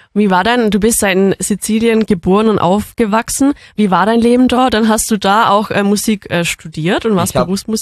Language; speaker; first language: German; native; German